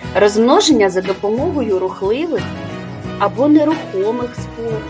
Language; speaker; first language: Ukrainian; native; Ukrainian